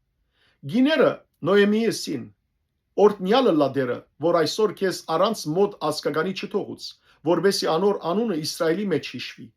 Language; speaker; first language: Armenian; native; Armenian